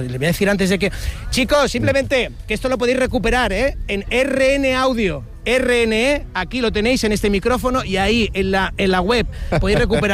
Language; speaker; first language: Spanish; native; Spanish